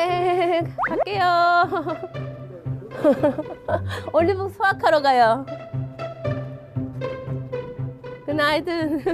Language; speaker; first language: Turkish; non-native, fluent; Korean